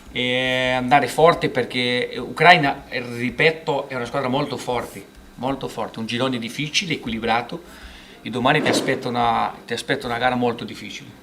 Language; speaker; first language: Italian; non-native, fluent; Portuguese